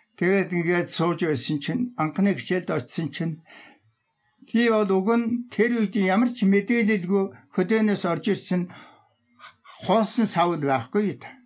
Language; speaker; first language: Mongolian; non-native, local second language; Tuvinian